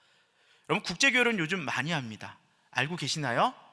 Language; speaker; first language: Korean; native; Korean